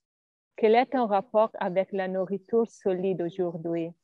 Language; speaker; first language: French; non-native, learner; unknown